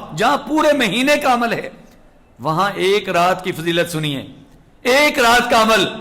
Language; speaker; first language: Urdu; non-native, local second language; Punjabi